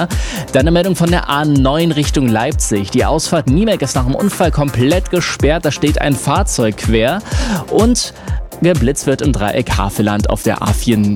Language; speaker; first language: German; native; German